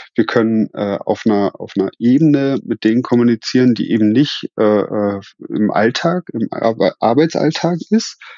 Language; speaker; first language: German; native; German